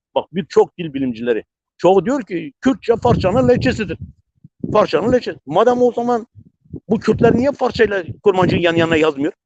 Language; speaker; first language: Turkish; non-native, local second language; Zaza